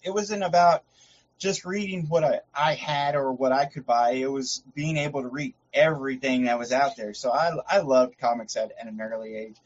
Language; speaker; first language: English; native; English